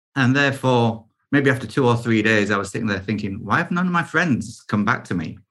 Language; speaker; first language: English; native; English